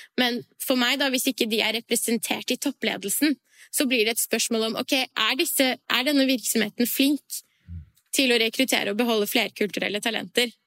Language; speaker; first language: Norwegian; early bilingual, other home language; Persian